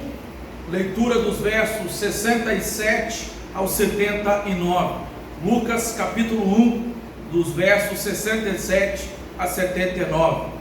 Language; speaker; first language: Portuguese; native; Portuguese